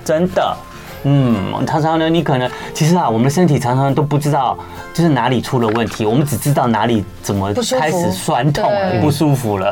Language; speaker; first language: Chinese; native; Chinese